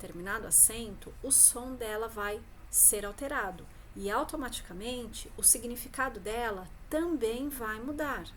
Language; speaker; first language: Portuguese; native; Portuguese